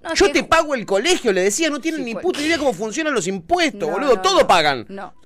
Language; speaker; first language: Spanish; native; Spanish